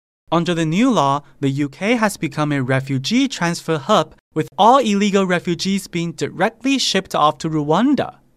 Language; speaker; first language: English; non-native, fluent; Chinese